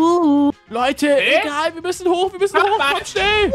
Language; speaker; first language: German; native; German